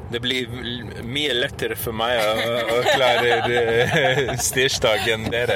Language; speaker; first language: Norwegian; non-native, learner; English